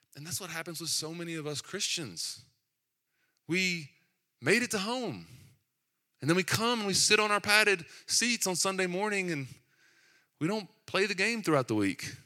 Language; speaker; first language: English; native; English